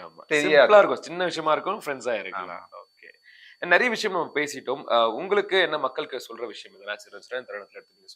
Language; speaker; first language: Tamil; native; Tamil